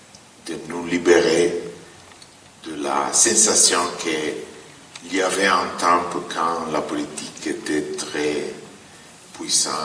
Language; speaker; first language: French; non-native, fluent; Italian